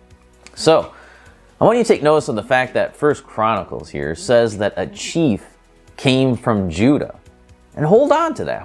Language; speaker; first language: English; native; English